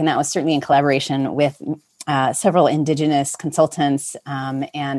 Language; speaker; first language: English; native; English